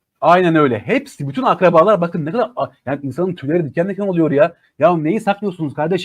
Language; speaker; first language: Turkish; native; Turkish